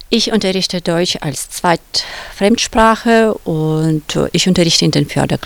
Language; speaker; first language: German; non-native, fluent; Russian